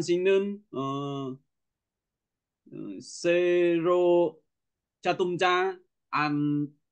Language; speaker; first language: Korean; non-native, learner; Vietnamese